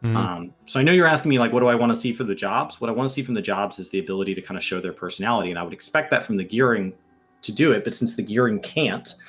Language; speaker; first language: English; native; English